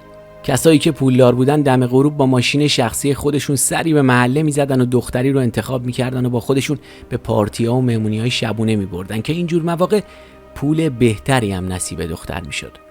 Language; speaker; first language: Persian; native; Persian